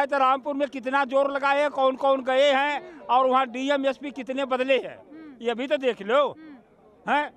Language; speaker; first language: Hindi; native; Hindi